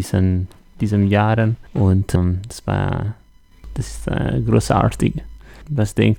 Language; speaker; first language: German; non-native, learner; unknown